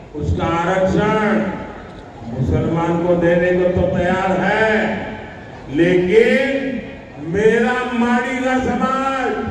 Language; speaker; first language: Hindi; non-native, local second language; Gujarati